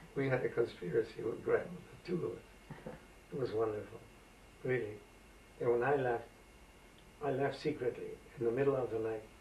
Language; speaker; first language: English; non-native, fluent; Greek